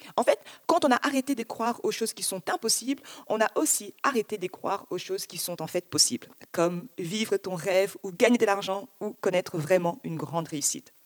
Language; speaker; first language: French; early bilingual, other home language; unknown